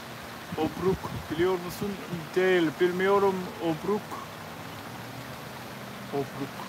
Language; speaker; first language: Turkish; non-native, learner; English